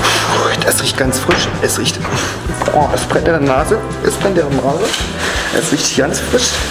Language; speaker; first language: German; native; German